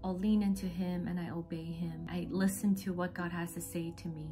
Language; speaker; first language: English; non-native, local second language; Cantonese